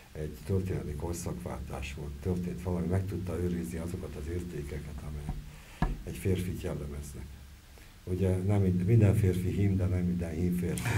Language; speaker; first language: Hungarian; native; Hungarian